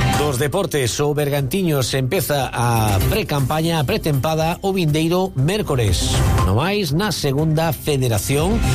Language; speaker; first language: Galician; native; Galician